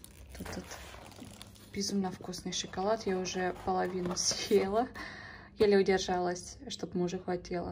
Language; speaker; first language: Russian; early bilingual, heritage; Russian